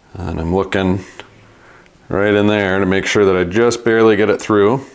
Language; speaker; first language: English; native; English